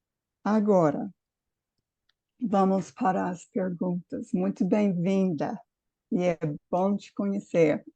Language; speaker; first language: Portuguese; non-native, fluent; English